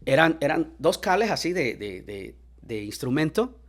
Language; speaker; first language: Spanish; early bilingual, heritage; Spanish